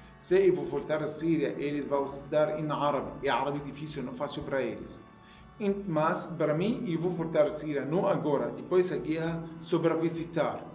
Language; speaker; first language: Portuguese; non-native, learner; Arabic